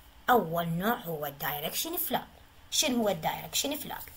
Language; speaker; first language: Arabic; native; Arabic